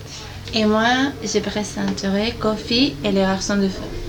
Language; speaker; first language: French; non-native, fluent; Spanish